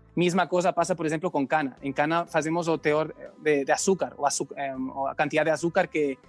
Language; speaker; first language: Portuguese; non-native, learner; Catalan